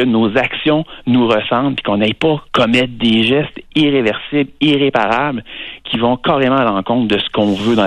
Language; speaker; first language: French; native; French